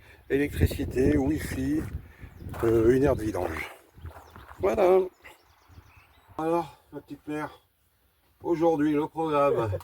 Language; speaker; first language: French; native; French